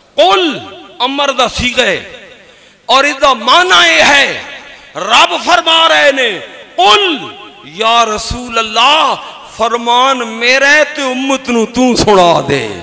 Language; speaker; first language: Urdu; non-native, local second language; Punjabi